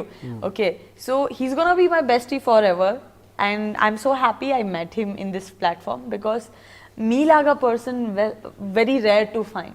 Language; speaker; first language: Telugu; non-native, learner; Gujarati